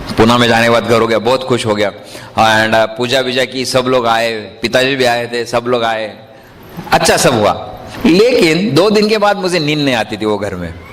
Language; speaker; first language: Hindi; non-native, local second language; Marathi